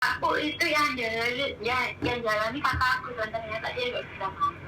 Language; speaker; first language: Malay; non-native, local second language; Javanese